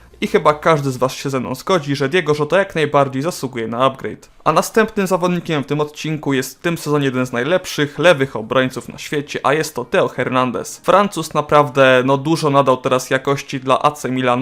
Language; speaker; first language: Polish; native; Polish